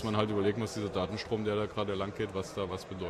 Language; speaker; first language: German; native; German